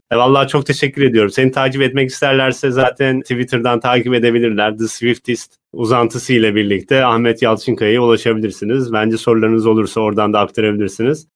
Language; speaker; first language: Turkish; native; Turkish